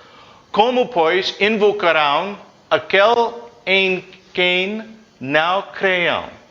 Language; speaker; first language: Portuguese; non-native, fluent; English